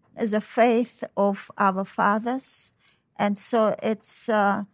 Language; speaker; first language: English; non-native, fluent; Uzbek